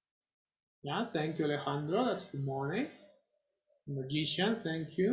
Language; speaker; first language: English; non-native, fluent; Spanish